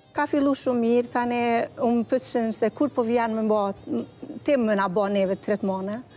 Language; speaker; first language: Albanian; early bilingual, heritage; Albanian